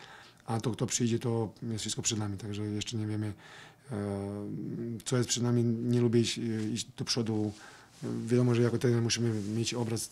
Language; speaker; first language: Polish; non-native, fluent; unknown